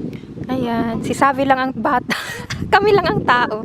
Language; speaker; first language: Filipino; non-native, local second language; Cebuano